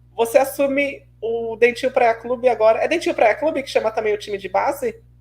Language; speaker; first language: Portuguese; native; Portuguese